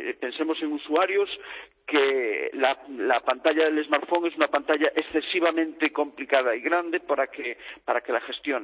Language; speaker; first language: Spanish; native; Spanish